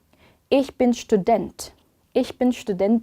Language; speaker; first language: German; non-native, fluent; Korean